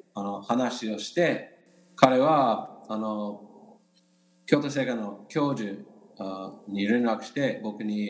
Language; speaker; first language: Japanese; non-native, learner; English